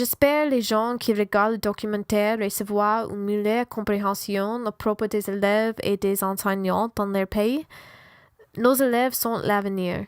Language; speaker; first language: French; non-native, learner; English